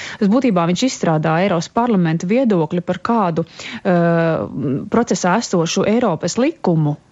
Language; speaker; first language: Latvian; native; Latvian